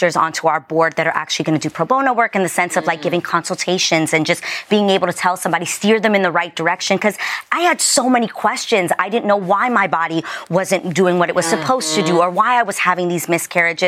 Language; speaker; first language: English; native; English